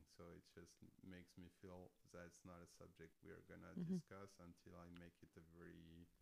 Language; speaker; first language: English; non-native, fluent; French